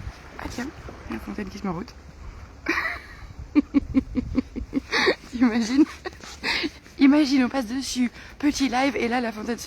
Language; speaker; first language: French; native; French